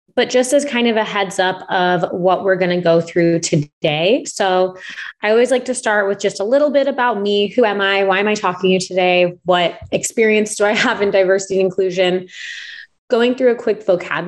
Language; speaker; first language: English; native; English